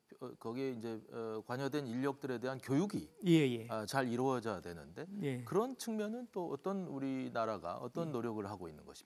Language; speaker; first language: Korean; native; Korean